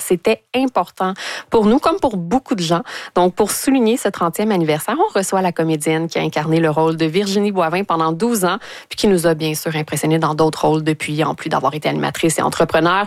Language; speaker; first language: French; native; French